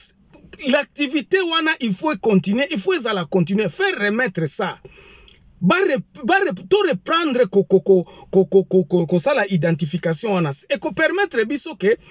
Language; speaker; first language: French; non-native, local second language; Lingala